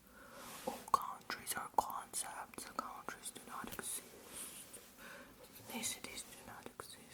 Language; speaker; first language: English; non-native, fluent; Russian